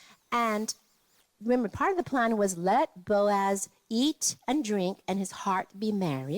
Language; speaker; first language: English; native; English